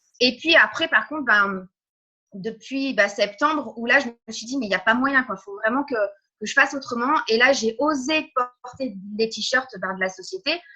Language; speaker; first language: French; early bilingual, other home language; Portuguese